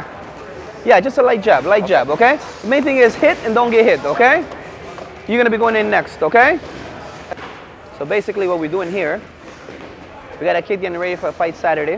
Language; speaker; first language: English; native; English